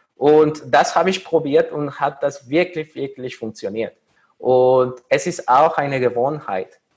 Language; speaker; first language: German; non-native, fluent; Spanish